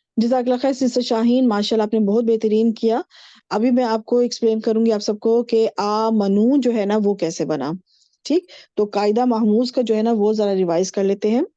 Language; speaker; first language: Urdu; native; Urdu